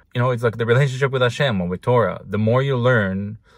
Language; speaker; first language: English; non-native, fluent; Hebrew